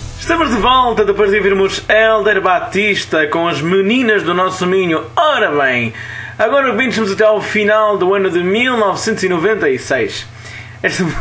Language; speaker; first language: Portuguese; native; Portuguese